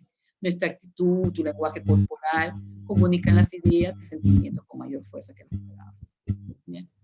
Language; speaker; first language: Spanish; native; Spanish